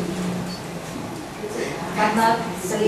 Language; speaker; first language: English; non-native, learner; Thai